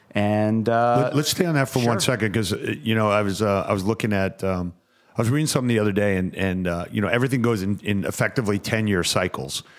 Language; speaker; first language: English; native; English